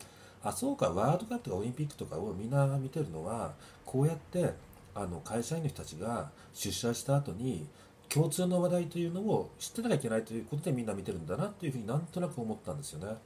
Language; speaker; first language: Japanese; native; Japanese